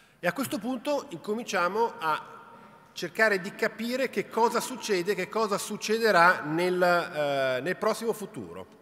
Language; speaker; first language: Italian; native; Italian